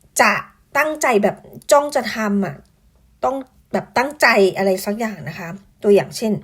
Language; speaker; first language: Thai; native; Thai